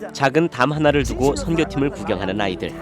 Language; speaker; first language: Korean; native; Korean